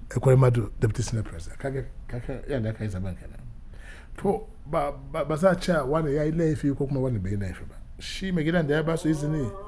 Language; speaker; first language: Hausa; non-native, local second language; Igbo